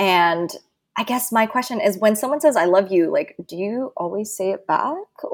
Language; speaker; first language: English; non-native, local second language; Cantonese